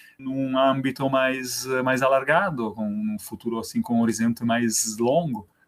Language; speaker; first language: Portuguese; non-native, fluent; Italian